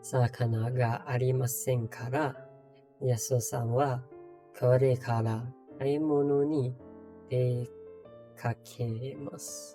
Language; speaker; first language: Japanese; non-native, learner; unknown